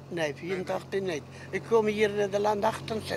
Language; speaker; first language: Dutch; non-native, learner; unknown